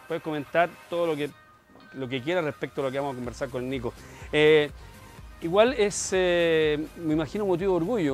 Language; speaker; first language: Spanish; native; Spanish